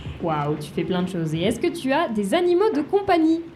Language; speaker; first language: French; native; French